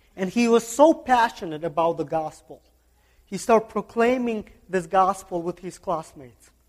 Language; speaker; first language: English; non-native, fluent; Kazakh